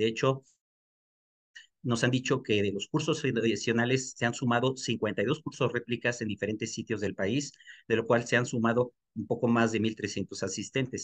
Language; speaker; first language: Spanish; native; Spanish